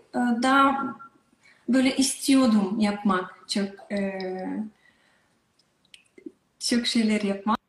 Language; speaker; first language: Turkish; non-native, learner; Russian